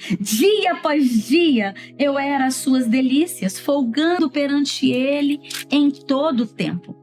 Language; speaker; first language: Portuguese; native; Portuguese